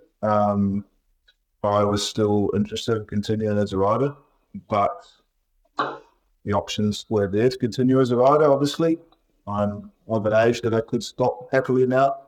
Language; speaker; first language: English; native; English